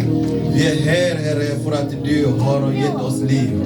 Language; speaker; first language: Swedish; non-native, fluent; Lingala